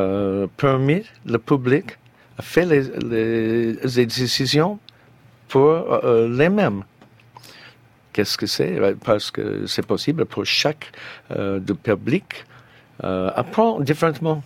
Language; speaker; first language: French; non-native, learner; English